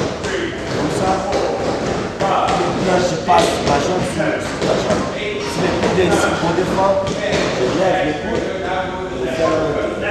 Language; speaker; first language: French; non-native, learner; Portuguese